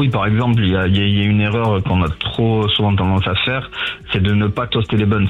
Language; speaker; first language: French; native; French